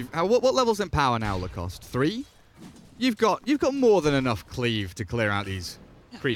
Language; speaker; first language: English; native; English